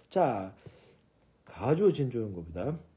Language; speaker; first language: Korean; native; Korean